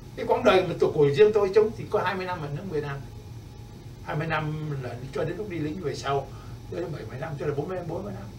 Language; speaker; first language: Vietnamese; native; Vietnamese